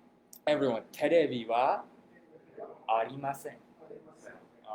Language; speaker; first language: Japanese; non-native, fluent; English